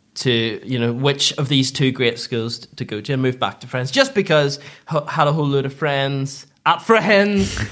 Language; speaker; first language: English; native; English